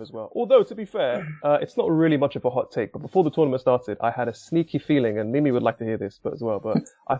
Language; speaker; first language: English; native; English